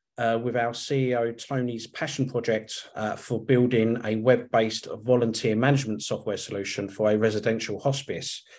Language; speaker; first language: English; native; English